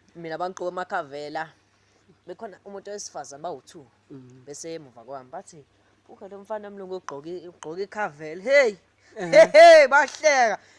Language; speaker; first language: Zulu; non-native, local second language; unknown